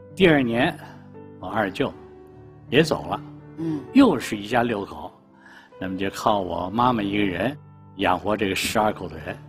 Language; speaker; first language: Chinese; native; Chinese